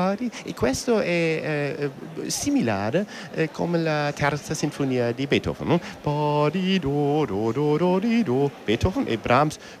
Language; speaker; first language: Italian; non-native, learner; German